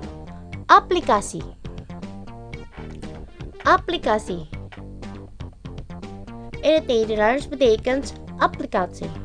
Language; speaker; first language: Dutch; non-native, learner; Indonesian